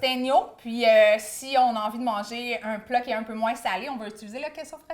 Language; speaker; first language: French; native; French